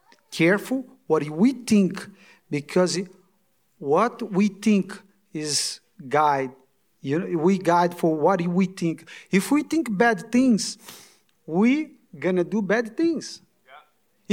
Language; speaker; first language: English; non-native, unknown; Portuguese